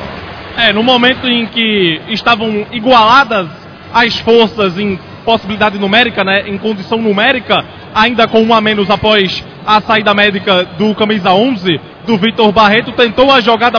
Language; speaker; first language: Portuguese; native; Portuguese